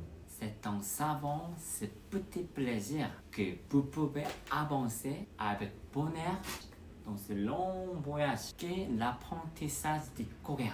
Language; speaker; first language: French; non-native, fluent; Korean